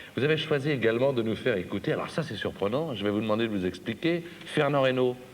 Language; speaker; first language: French; native; French